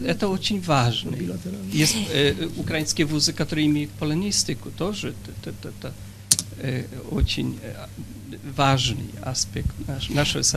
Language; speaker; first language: Russian; non-native, fluent; Polish